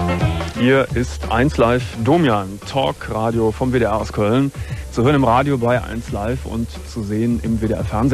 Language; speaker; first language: German; native; German